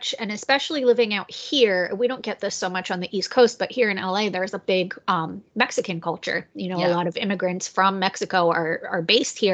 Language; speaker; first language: English; native; English